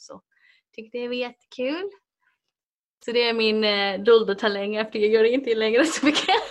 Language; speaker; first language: Swedish; non-native, fluent; English